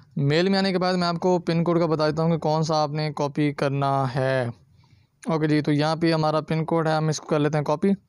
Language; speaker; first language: Urdu; non-native, local second language; Punjabi